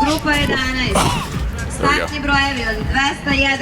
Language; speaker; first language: Serbian; native; Serbian